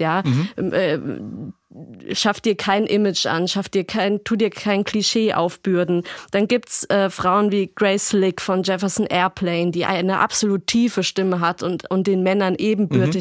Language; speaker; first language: German; native; German